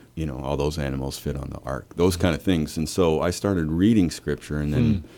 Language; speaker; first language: English; native; English